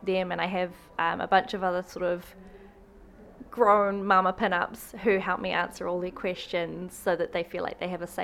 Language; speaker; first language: English; native; English